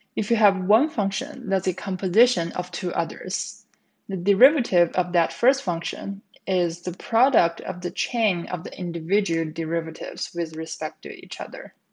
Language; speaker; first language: English; native; English